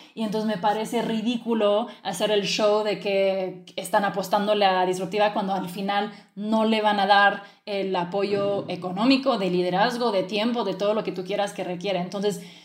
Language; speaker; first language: Spanish; early bilingual, other home language; French